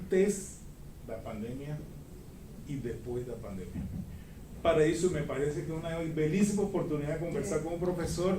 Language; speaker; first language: Portuguese; non-native, fluent; Spanish